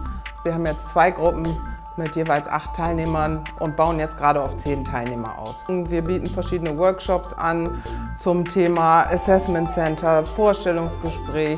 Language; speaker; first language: German; native; German